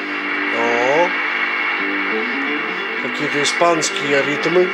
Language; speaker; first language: Russian; native; Russian